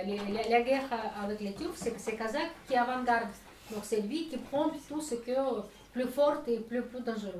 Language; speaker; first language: French; non-native, learner; Russian